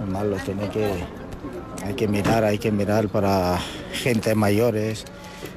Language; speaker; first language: Spanish; non-native, learner; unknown